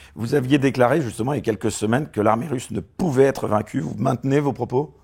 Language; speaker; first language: French; native; French